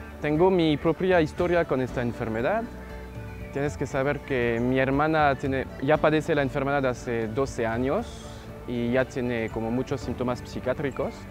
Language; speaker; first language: Spanish; non-native, fluent; French